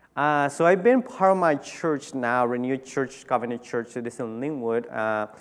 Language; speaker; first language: English; early bilingual, other home language; Spanish